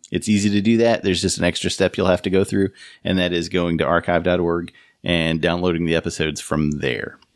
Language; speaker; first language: English; native; English